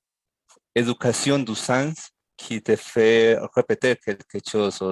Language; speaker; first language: French; non-native, fluent; Spanish